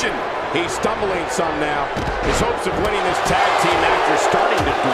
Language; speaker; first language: English; native; English